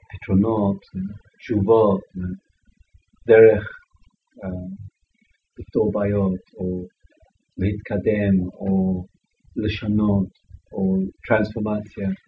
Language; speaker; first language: Hebrew; non-native, fluent; English